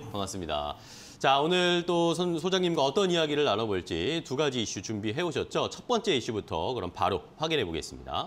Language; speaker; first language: Korean; native; Korean